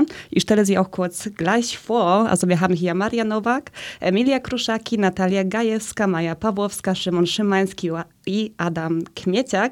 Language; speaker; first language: German; early bilingual, other home language; Polish